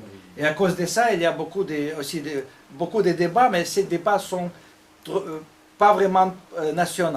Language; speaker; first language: French; non-native, fluent; Russian